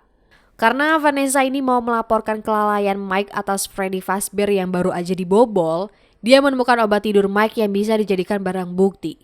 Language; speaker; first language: Indonesian; native; Indonesian